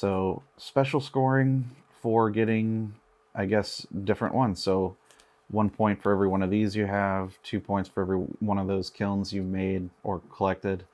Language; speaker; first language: English; native; English